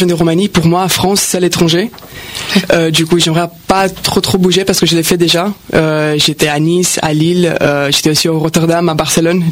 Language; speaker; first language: French; non-native, fluent; Romanian